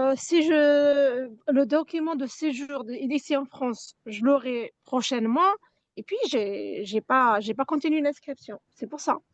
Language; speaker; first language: French; non-native, local second language; Arabic